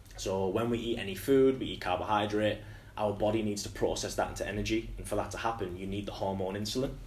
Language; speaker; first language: English; native; English